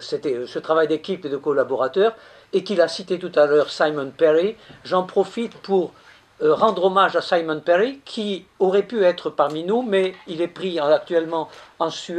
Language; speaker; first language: French; native; French